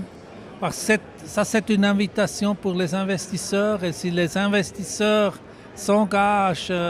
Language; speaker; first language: French; non-native, local second language; German